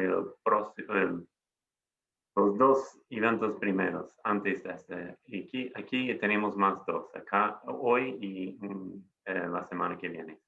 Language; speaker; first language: Spanish; non-native, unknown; English